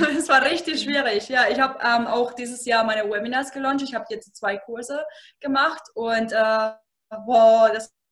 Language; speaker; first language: German; non-native, fluent; Spanish